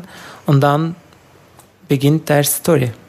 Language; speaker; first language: German; non-native, learner; Turkish